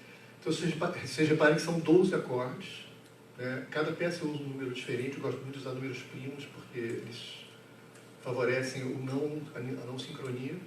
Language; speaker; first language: Portuguese; native; Portuguese